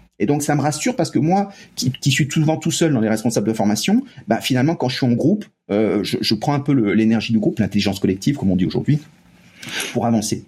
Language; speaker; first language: French; native; French